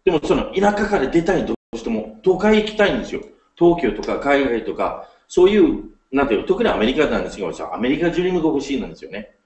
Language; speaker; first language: Japanese; non-native, fluent; English